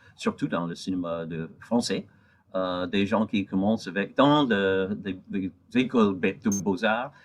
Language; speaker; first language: French; non-native, fluent; English